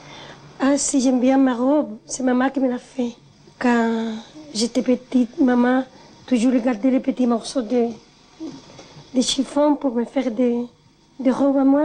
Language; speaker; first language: French; non-native, learner; Spanish